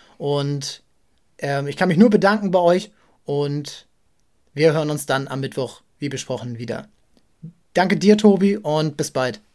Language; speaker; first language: German; native; German